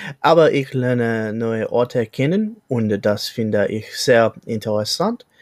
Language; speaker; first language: German; non-native, learner; English